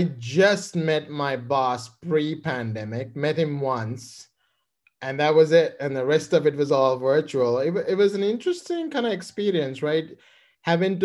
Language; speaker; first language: English; non-native, local second language; Sinhala